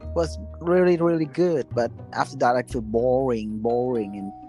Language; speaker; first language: English; non-native, learner; Vietnamese